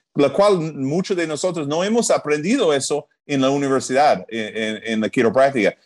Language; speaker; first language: Spanish; non-native, fluent; English